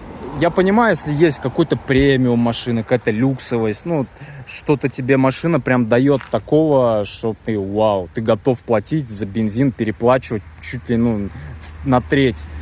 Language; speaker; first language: Russian; native; Russian